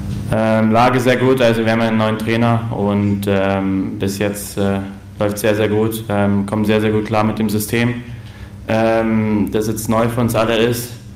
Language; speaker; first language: German; native; German